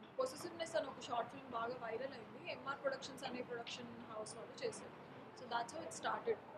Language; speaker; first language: Telugu; non-native, local second language; Marathi